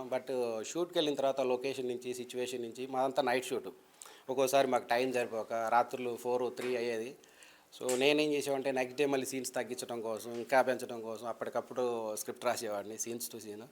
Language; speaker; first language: Telugu; native; Telugu